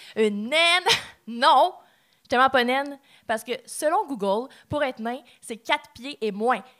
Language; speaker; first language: French; native; French